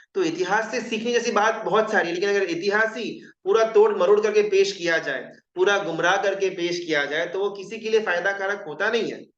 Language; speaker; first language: Hindi; non-native, local second language; Gujarati